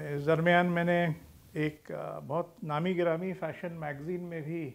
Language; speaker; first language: Hindi; native; Hindi